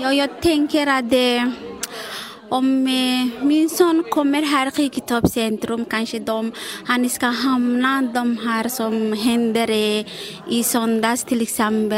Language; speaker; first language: Swedish; non-native, learner; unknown